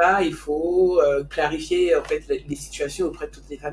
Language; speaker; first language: French; native; French